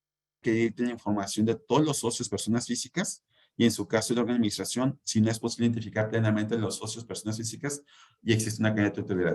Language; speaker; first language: Spanish; native; Spanish